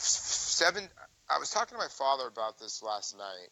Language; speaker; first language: English; native; English